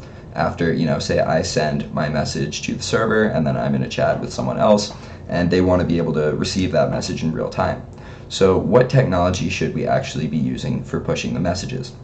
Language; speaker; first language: English; native; English